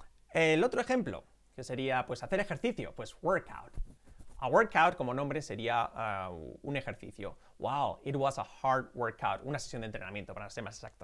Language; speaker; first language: Spanish; native; Spanish